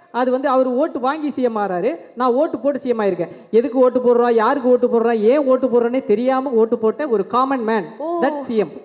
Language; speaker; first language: Tamil; native; Tamil